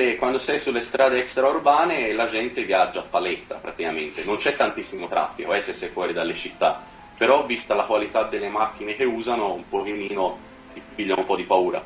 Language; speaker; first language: Italian; native; Italian